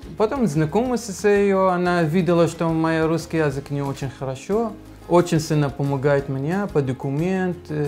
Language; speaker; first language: Russian; non-native, learner; Arabic